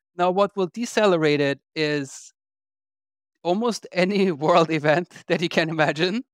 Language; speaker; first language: English; non-native, fluent; German